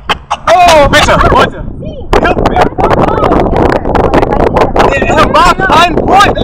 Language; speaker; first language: German; non-native, learner; English